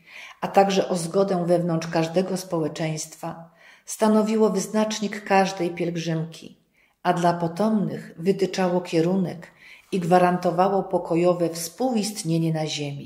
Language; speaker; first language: Polish; native; Polish